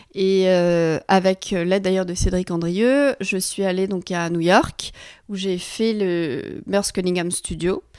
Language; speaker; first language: French; native; French